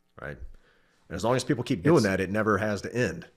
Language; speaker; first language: English; native; English